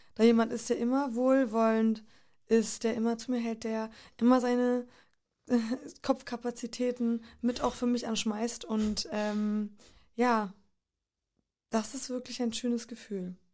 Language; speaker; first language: German; native; German